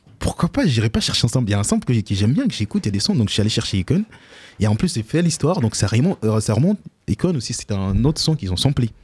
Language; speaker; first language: French; early bilingual, other home language; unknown